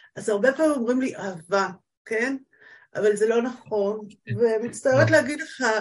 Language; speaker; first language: Hebrew; native; Hebrew